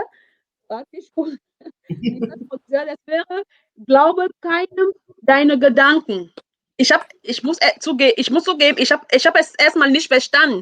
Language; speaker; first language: German; non-native, fluent; French